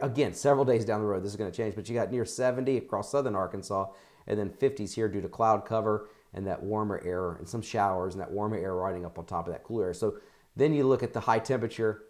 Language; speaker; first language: English; native; English